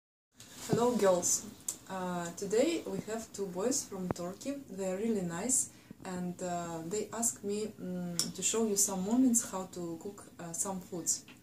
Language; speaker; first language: English; non-native, fluent; Russian